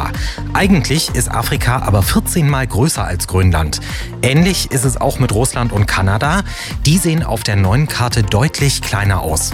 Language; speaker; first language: German; native; German